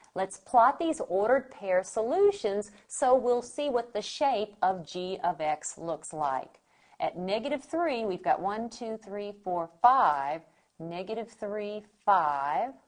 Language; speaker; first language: English; native; English